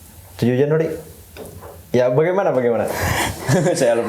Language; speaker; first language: Indonesian; native; Indonesian